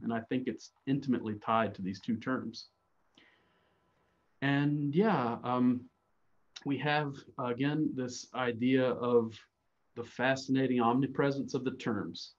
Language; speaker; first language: English; native; English